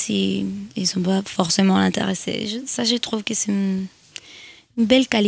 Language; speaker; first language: French; non-native, fluent; Spanish